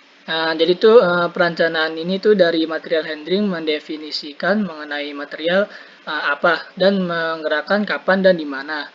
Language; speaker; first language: Indonesian; native; Indonesian